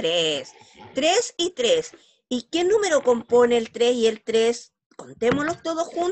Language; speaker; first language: Spanish; native; Spanish